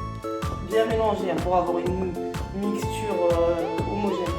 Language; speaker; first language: French; native; French